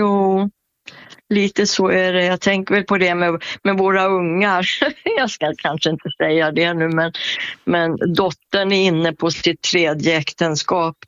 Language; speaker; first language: Swedish; native; Swedish